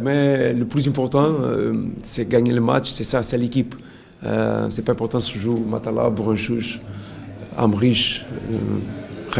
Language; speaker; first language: French; non-native, learner; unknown